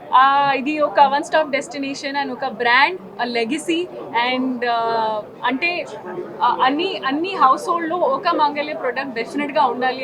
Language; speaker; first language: Telugu; non-native, fluent; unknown